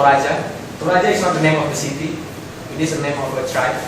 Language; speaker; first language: English; non-native, local second language; Indonesian